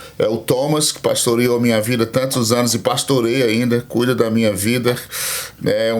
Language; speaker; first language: Portuguese; native; Portuguese